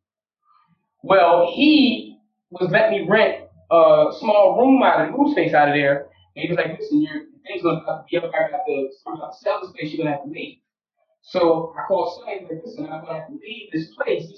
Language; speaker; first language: English; native; English